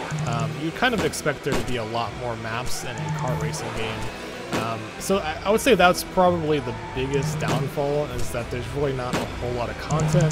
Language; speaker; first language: English; native; English